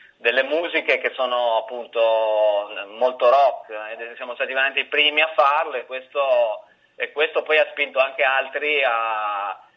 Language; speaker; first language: Italian; native; Italian